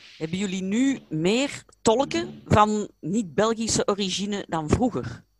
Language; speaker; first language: Dutch; native; Dutch